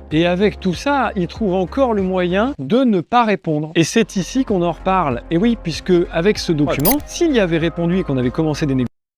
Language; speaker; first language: French; native; French